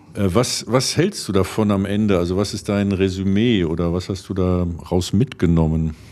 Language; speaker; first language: German; native; German